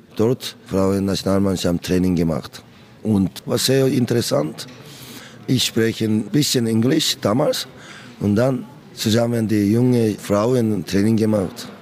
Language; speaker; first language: German; non-native, learner; Korean